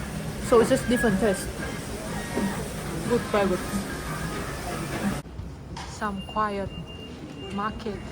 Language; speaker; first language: English; non-native, fluent; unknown